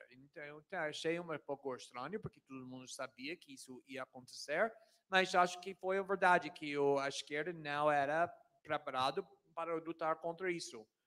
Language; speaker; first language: Portuguese; non-native, fluent; English